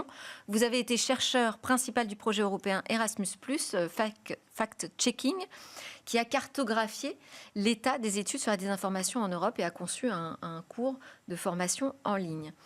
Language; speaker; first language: French; native; French